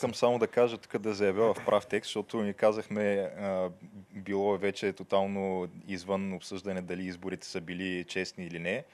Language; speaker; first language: Bulgarian; native; Bulgarian